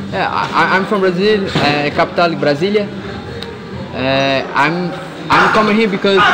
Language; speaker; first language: English; non-native, learner; Portuguese